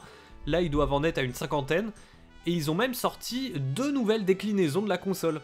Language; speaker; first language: French; native; French